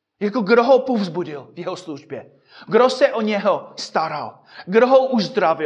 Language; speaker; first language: Czech; non-native, fluent; English